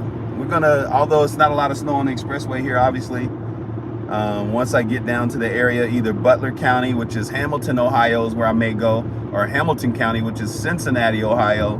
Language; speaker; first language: English; native; English